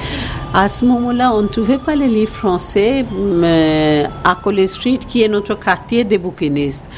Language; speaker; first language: French; non-native, fluent; Bangla